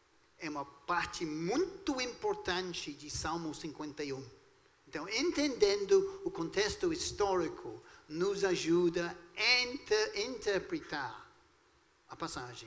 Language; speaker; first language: Portuguese; non-native, fluent; English